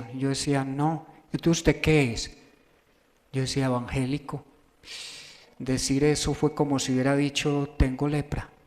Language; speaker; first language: Spanish; native; Spanish